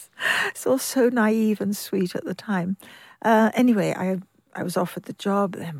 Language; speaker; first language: English; native; English